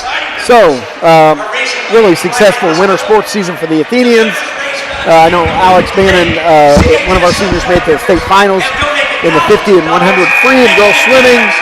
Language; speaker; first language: English; native; English